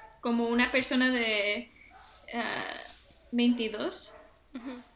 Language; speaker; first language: Spanish; early bilingual, heritage; Spanish